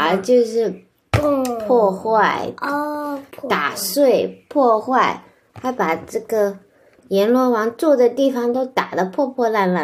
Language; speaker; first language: Chinese; native; Chinese